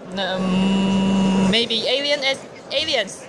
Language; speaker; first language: English; non-native, learner; Chinese